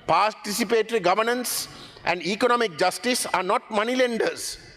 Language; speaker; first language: English; non-native, local second language; Tamil